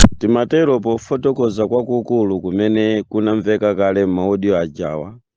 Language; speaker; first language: Nyanja; non-native, local second language; Yao